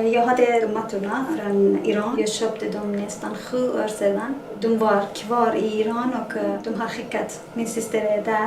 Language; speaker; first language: Swedish; non-native, learner; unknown